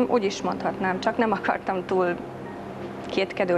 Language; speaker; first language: Hungarian; native; Hungarian